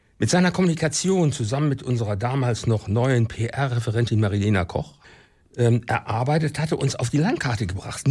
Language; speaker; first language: German; native; German